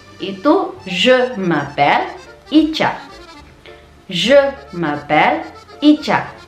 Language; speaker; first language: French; non-native, fluent; Indonesian